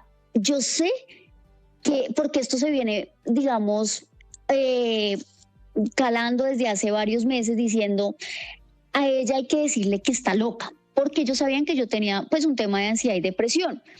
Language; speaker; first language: Spanish; native; Spanish